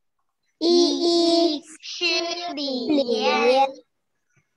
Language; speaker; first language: Chinese; early bilingual, heritage; Chinese